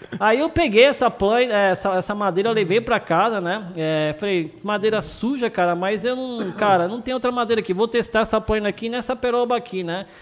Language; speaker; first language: Portuguese; early bilingual, other home language; Japanese